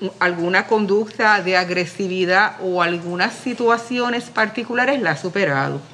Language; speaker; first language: Spanish; native; Spanish